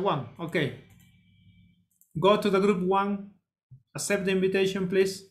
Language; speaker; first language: English; non-native, learner; Spanish